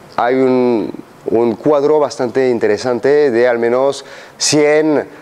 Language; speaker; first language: Spanish; non-native, fluent; French